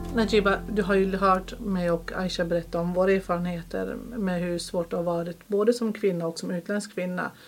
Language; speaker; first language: Swedish; early bilingual, other home language; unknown